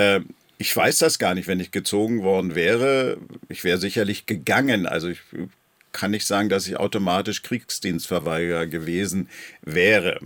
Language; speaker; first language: German; native; German